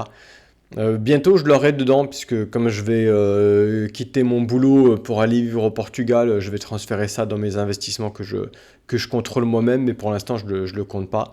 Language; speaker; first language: French; native; French